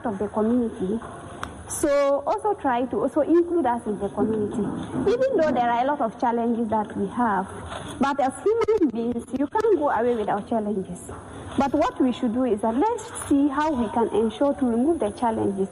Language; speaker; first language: English; non-native, local second language; Fula